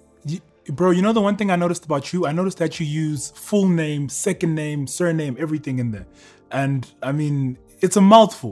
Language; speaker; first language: English; native; English